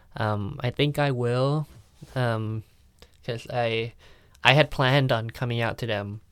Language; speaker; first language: English; early bilingual, other home language; Thai